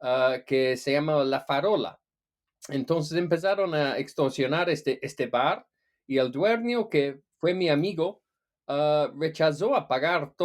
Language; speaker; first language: Spanish; non-native, fluent; English